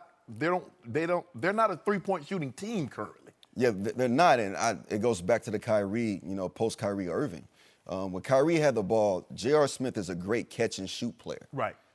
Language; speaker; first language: English; native; English